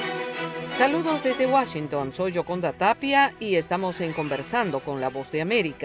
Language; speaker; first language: Spanish; native; Spanish